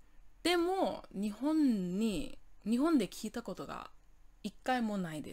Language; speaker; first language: Japanese; non-native, fluent; English